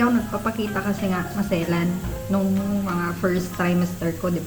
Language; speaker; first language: Filipino; native; Filipino